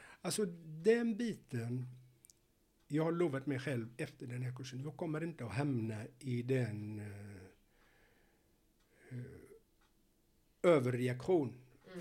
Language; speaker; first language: Swedish; non-native, fluent; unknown